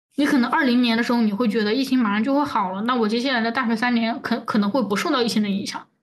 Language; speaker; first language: Chinese; native; Chinese